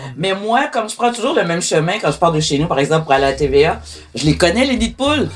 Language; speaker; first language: French; early bilingual, other home language; Haitian Creole